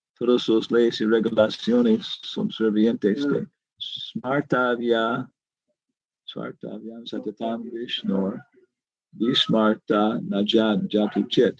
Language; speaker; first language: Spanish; non-native, learner; English